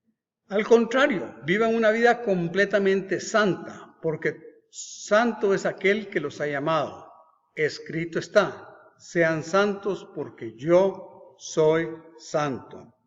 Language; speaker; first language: Spanish; native; Spanish